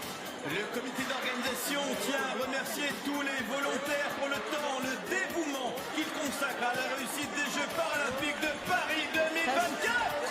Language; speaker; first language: French; native; French